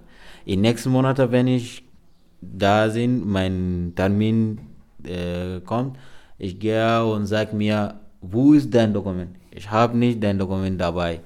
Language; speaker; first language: German; non-native, learner; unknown